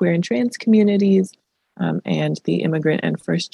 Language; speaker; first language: English; early bilingual, other home language; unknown